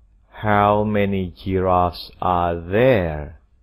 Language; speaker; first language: English; non-native, fluent; Indonesian